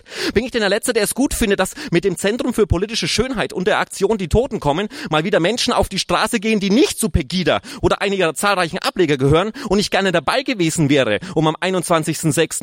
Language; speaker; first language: German; native; German